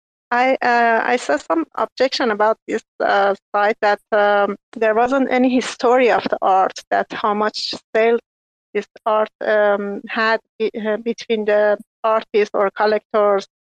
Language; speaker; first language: English; non-native, learner; Persian